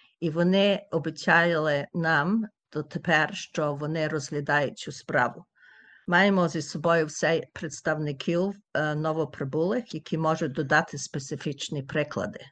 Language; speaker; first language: Ukrainian; early bilingual, heritage; Ukrainian